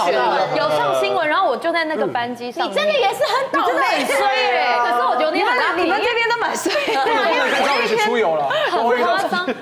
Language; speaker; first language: Chinese; native; Chinese